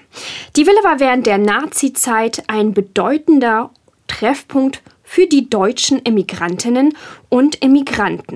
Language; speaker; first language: German; native; German